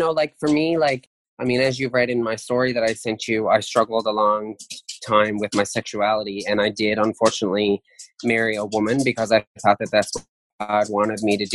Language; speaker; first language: English; native; English